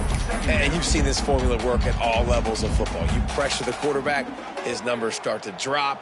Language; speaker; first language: English; native; English